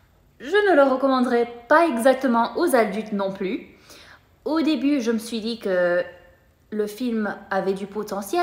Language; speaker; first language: French; non-native, fluent; English